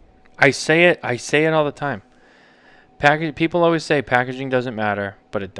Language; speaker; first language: English; native; English